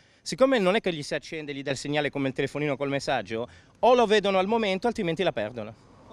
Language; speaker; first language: Italian; native; Italian